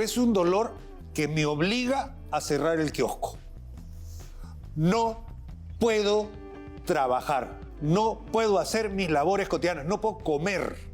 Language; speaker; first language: Spanish; native; Spanish